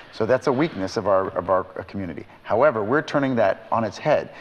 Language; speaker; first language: English; native; English